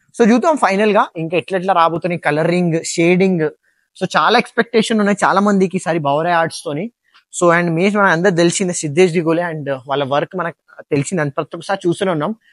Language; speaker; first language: Telugu; non-native, local second language; Hindi